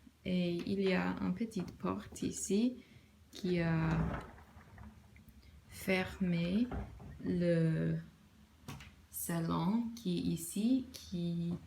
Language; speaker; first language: French; non-native, learner; English